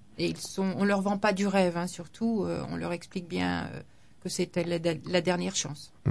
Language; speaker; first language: French; non-native, fluent; English